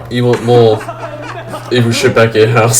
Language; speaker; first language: English; native; English